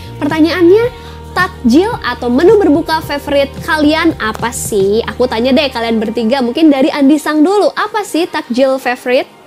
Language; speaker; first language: Indonesian; native; Indonesian